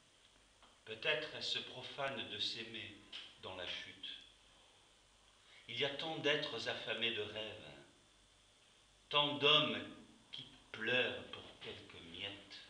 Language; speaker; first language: French; native; French